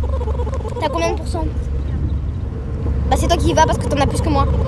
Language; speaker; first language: French; native; French